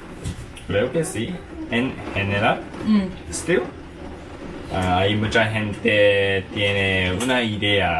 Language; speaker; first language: Spanish; non-native, learner; Japanese